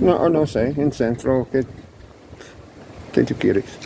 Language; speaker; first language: Spanish; non-native, learner; English